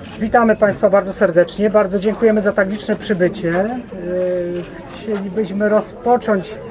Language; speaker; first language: Polish; native; Polish